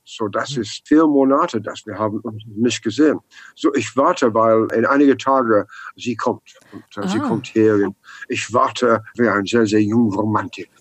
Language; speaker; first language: German; non-native, learner; English